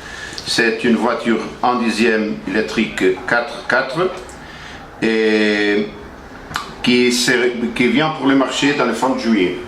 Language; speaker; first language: French; non-native, learner; Portuguese